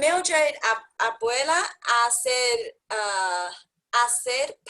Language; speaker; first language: Spanish; non-native, learner; English